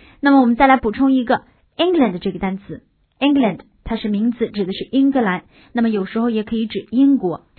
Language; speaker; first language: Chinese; native; Chinese